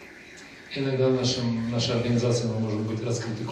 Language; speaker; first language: Russian; native; Russian